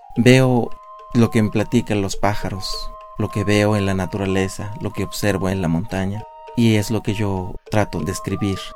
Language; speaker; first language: Spanish; non-native, local second language; Nahuatl languages